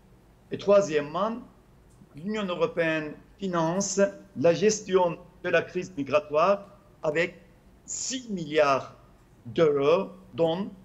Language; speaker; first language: French; non-native, fluent; Turkish